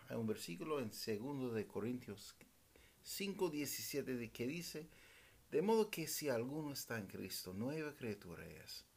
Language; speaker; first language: Spanish; non-native, fluent; English